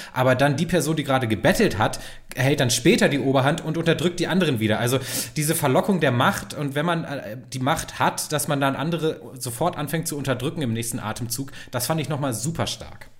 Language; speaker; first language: German; native; German